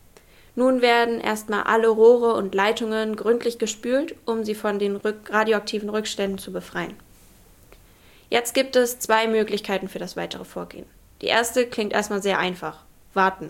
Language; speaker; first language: German; native; German